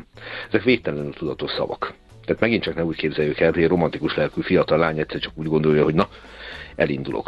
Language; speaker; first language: Hungarian; native; Hungarian